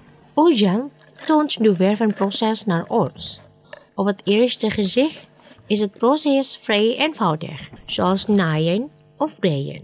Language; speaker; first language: Dutch; non-native, fluent; Indonesian